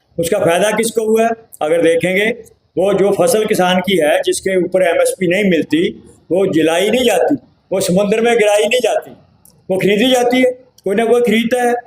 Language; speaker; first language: Hindi; native; Hindi